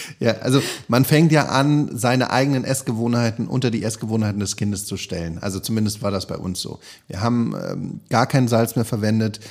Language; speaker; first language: German; native; German